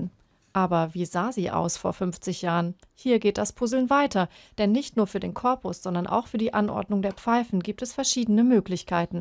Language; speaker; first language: German; native; German